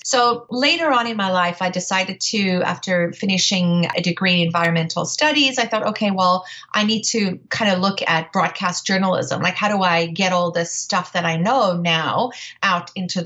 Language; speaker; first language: English; native; English